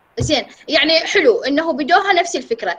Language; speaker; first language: Arabic; native; Arabic